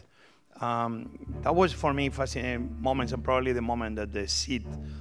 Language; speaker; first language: English; non-native, fluent; Spanish